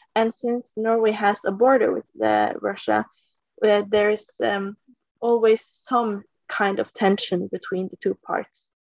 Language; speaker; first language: English; non-native, fluent; Norwegian